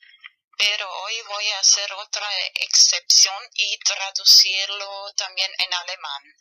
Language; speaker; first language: Spanish; non-native, fluent; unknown